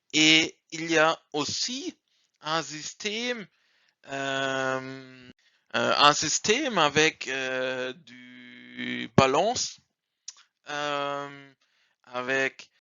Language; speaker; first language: French; non-native, learner; German